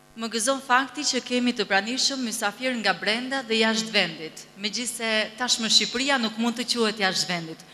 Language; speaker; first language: Albanian; native; Albanian